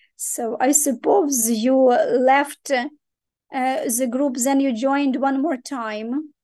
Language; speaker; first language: English; non-native, fluent; Ukrainian